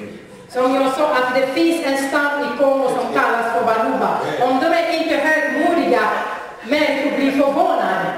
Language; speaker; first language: Swedish; non-native, fluent; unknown